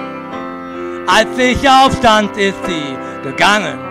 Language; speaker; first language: German; native; German